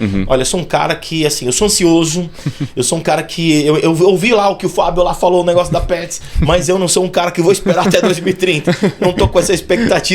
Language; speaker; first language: Portuguese; native; Portuguese